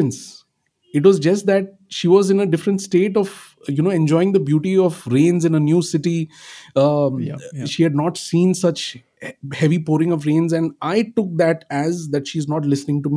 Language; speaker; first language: English; non-native, local second language; Marathi